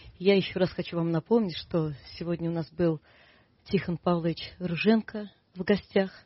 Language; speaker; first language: Russian; native; Russian